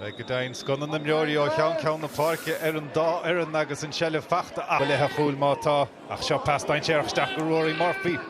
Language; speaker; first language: Irish; native; Irish